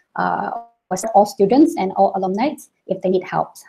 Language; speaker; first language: English; non-native, local second language; Cantonese